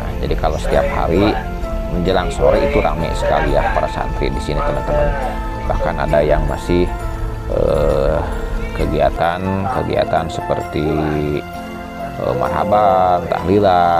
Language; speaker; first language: Indonesian; non-native, local second language; Sundanese